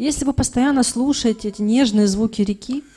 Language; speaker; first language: Russian; native; Russian